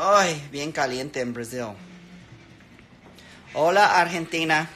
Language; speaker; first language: Spanish; non-native, learner; English